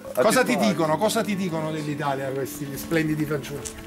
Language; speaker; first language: Italian; native; Italian